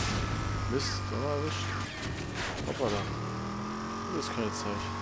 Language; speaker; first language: German; native; German